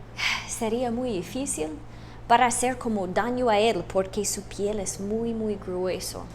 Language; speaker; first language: Spanish; non-native, fluent; English